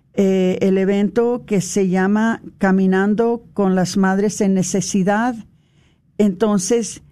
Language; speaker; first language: Spanish; early bilingual, heritage; Spanish